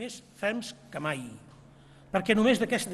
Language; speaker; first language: Catalan; native; Catalan